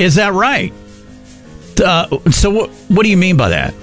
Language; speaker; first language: English; native; English